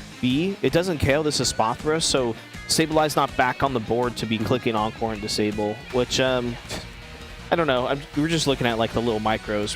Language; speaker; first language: English; native; English